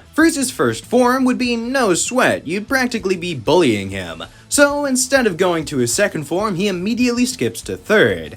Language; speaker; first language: English; native; English